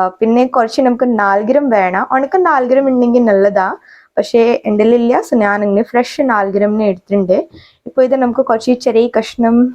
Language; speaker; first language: Malayalam; non-native, learner; Kannada